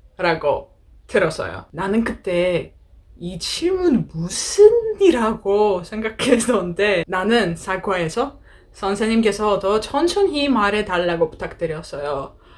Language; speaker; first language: Korean; non-native, learner; Greek